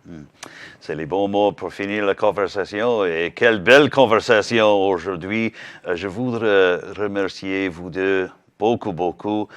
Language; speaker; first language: French; non-native, learner; English